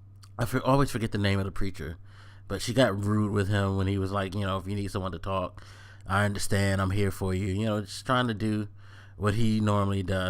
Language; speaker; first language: English; native; English